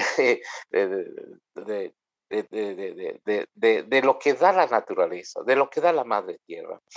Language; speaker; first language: Spanish; non-native, local second language; Kʼicheʼ